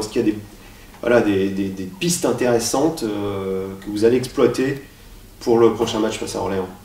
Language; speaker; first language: French; native; French